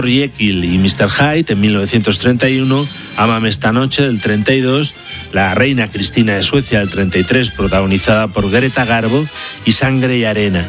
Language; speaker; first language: Spanish; native; Spanish